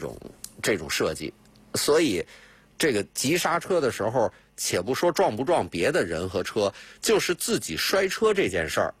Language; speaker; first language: Chinese; native; Chinese